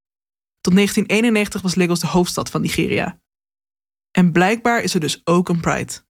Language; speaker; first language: Dutch; native; Dutch